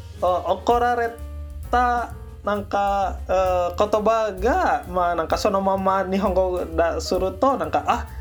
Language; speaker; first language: Japanese; non-native, learner; Indonesian